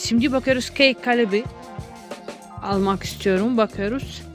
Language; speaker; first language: Turkish; non-native, learner; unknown